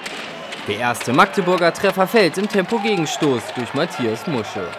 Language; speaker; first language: German; native; German